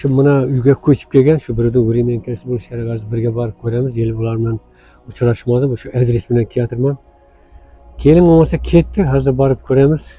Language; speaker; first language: Uzbek; non-native, local second language; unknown